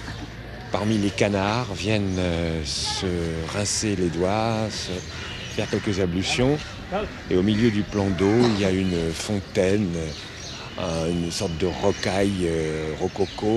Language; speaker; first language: French; native; French